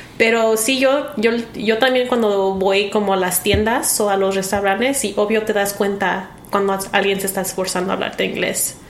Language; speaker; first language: Spanish; early bilingual, heritage; Spanish